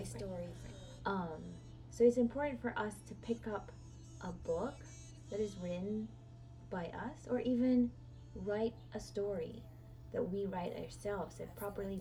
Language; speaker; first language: English; non-native, local second language; Hiligaynon